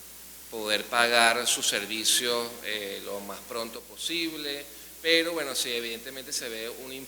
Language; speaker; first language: Spanish; native; Spanish